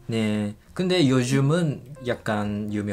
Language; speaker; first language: Korean; non-native, learner; Japanese